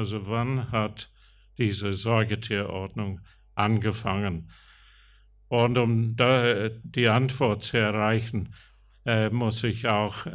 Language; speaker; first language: German; non-native, fluent; English